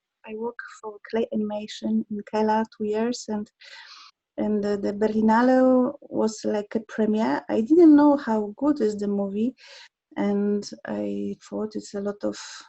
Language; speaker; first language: English; non-native, learner; Polish